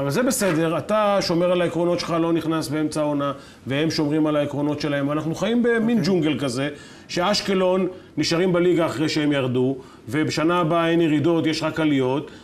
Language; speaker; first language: Hebrew; native; Hebrew